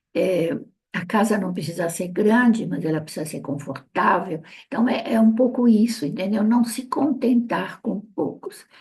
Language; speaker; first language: Portuguese; early bilingual, other home language; Italian